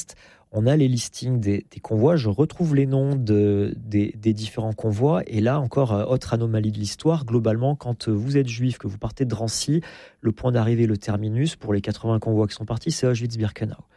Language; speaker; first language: French; native; French